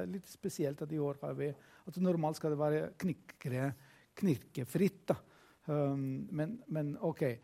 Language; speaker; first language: Norwegian; non-native, fluent; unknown